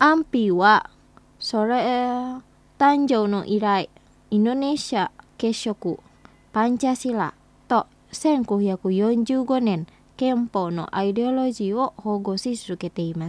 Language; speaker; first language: Japanese; non-native, fluent; Indonesian